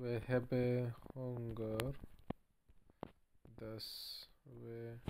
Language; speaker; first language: Dutch; non-native, learner; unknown